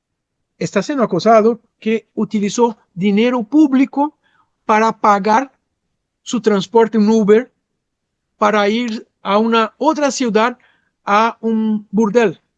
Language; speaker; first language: Spanish; non-native, fluent; Portuguese